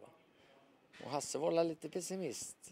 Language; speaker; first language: Swedish; native; Swedish